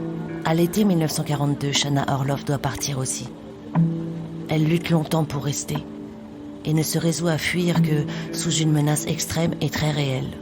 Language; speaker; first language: French; native; French